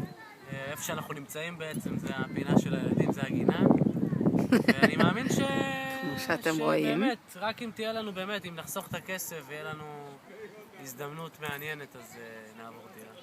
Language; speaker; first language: Hebrew; native; Hebrew